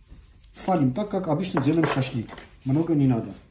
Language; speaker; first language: Russian; non-native, fluent; Armenian